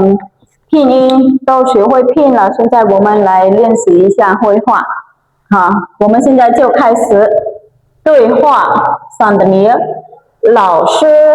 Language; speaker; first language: Chinese; non-native, fluent; Khmer